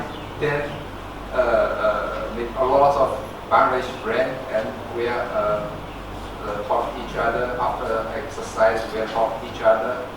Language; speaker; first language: English; non-native, learner; Chinese